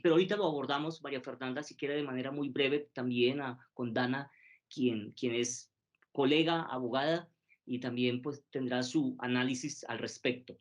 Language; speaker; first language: Spanish; native; Spanish